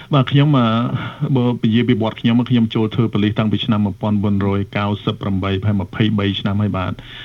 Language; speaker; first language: Khmer; early bilingual, other home language; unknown